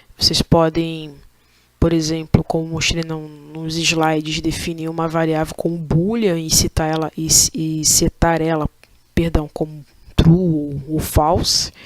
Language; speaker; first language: Portuguese; native; Portuguese